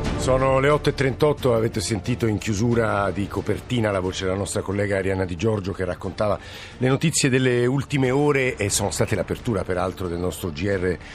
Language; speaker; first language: Italian; native; Italian